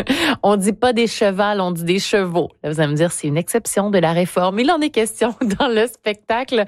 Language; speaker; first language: French; native; French